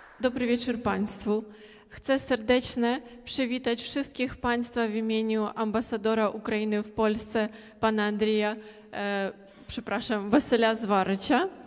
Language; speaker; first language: Polish; non-native, local second language; Ukrainian